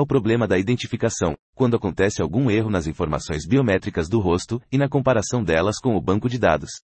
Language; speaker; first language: Portuguese; native; Portuguese